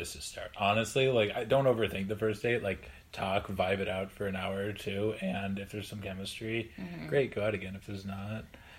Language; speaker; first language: English; native; English